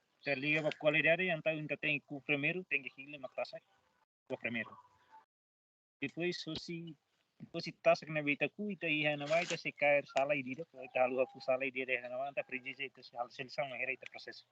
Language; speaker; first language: Portuguese; non-native, learner; Tetum